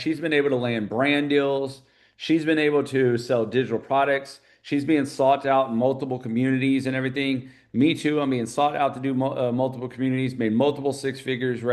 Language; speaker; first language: English; native; English